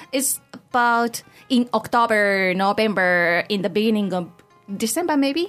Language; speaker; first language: English; non-native, fluent; Japanese